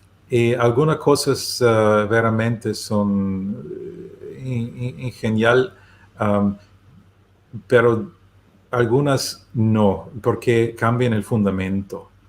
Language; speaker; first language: Spanish; non-native, learner; German